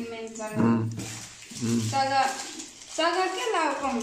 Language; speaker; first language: Chinese; non-native, learner; Nepali